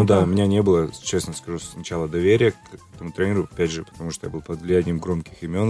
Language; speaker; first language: Russian; native; Russian